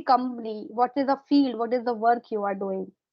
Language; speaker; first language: English; non-native, fluent; Hindi